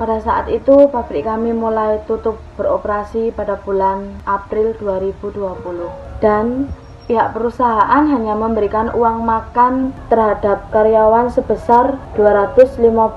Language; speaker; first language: Indonesian; non-native, local second language; Javanese